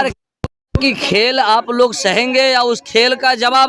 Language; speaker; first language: Hindi; native; Hindi